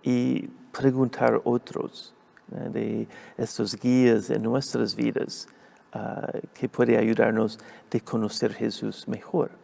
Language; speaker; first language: Spanish; non-native, fluent; English